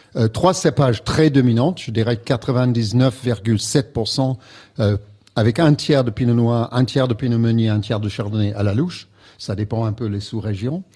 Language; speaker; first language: French; non-native, fluent; English